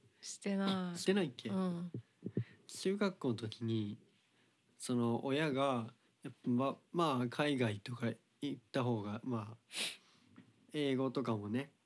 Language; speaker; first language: Japanese; native; Japanese